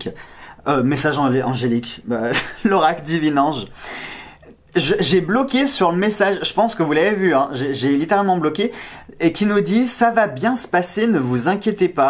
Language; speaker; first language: French; native; French